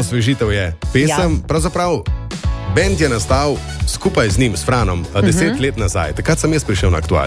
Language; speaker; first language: Slovenian; native; Slovenian